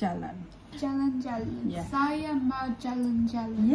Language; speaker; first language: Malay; early bilingual, heritage; English